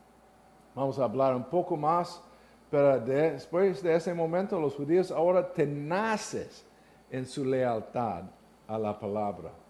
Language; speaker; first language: Spanish; non-native, learner; English